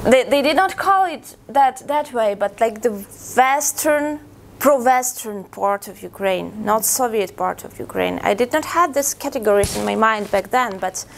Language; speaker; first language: English; non-native, fluent; Russian